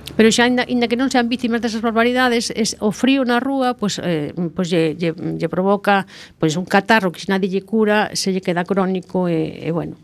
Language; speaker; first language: Galician; non-native, local second language; Spanish